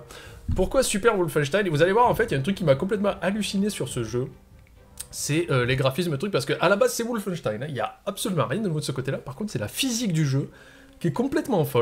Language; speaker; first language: French; native; French